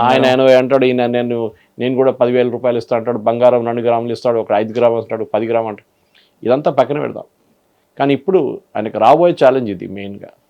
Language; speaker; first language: Telugu; non-native, fluent; Malayalam